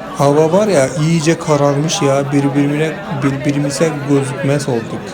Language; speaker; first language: Turkish; non-native, fluent; Malayalam